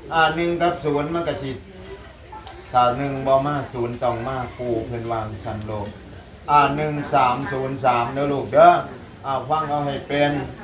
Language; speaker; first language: Thai; native; Thai